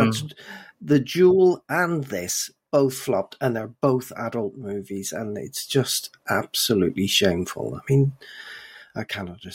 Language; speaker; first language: English; native; English